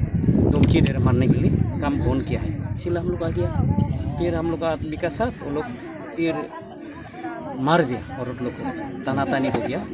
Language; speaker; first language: Hindi; non-native, local second language; Bangla